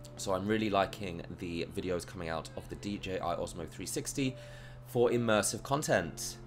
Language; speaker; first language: English; native; English